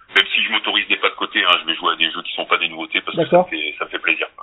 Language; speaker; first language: French; native; French